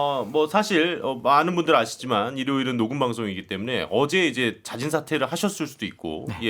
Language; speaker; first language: Korean; native; Korean